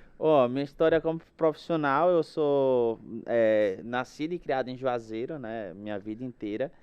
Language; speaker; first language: Portuguese; native; Portuguese